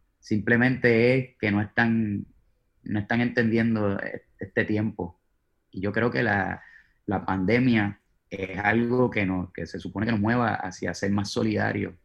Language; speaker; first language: Spanish; native; Spanish